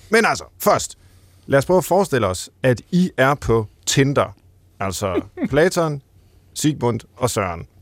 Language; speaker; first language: Danish; native; Danish